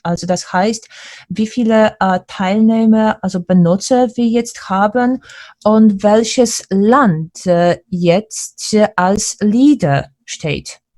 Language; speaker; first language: German; non-native, fluent; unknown